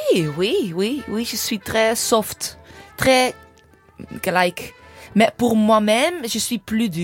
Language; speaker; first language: French; non-native, learner; English